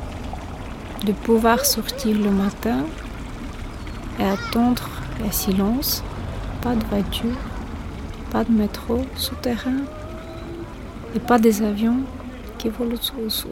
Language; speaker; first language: French; non-native, fluent; Ukrainian